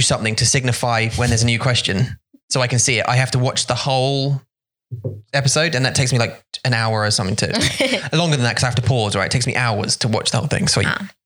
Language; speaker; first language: English; native; English